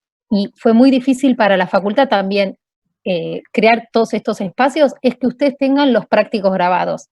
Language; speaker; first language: Spanish; native; Spanish